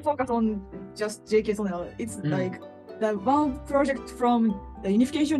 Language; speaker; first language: English; non-native, learner; Japanese